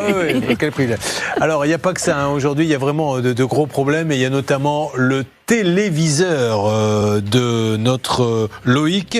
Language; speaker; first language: French; native; French